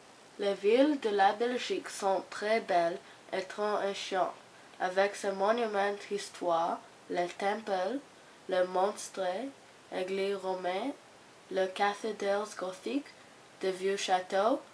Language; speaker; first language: French; non-native, learner; English